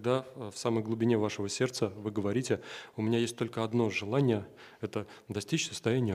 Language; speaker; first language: Russian; native; Russian